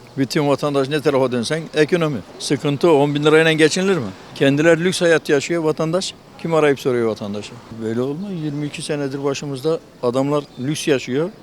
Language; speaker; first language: Turkish; native; Turkish